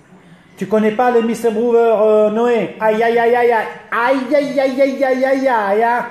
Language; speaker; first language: French; early bilingual, other home language; Italian